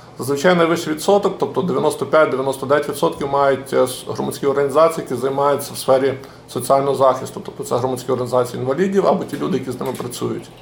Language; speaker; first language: Ukrainian; native; Ukrainian